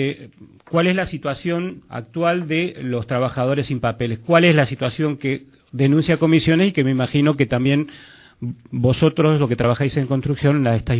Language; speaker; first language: Spanish; native; Spanish